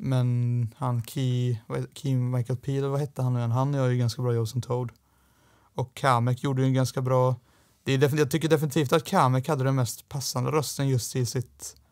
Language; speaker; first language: Swedish; native; Swedish